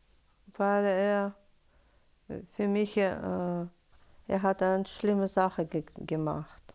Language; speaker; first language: German; non-native, learner; Russian